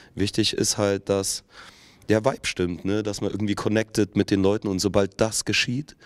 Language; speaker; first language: German; native; German